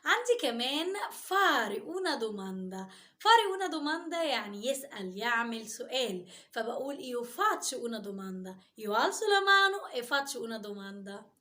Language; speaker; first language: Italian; non-native, fluent; Arabic